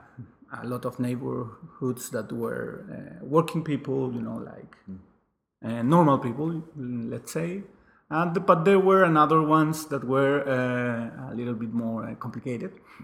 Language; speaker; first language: English; non-native, fluent; Spanish